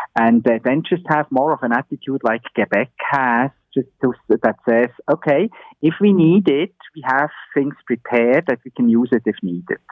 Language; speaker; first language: English; non-native, fluent; German